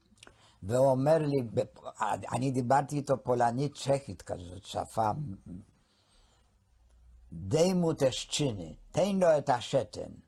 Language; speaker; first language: Hebrew; non-native, fluent; Polish